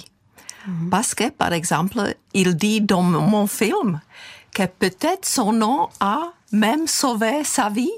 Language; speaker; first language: French; non-native, fluent; Czech